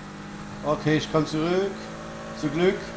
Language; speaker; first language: German; non-native, fluent; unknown